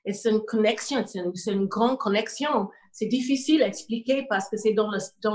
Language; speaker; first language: French; non-native, learner; English